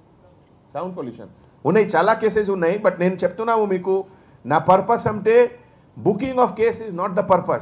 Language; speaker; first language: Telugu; non-native, fluent; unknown